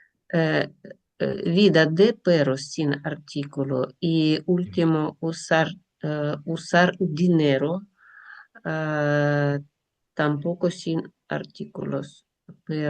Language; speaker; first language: Spanish; non-native, learner; Russian